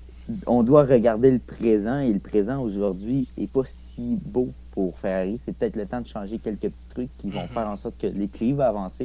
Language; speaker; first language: French; native; French